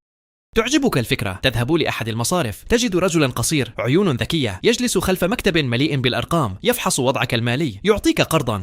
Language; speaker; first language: Arabic; native; Arabic